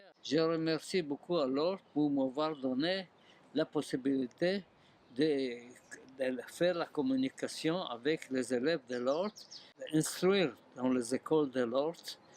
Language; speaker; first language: French; non-native, fluent; Hebrew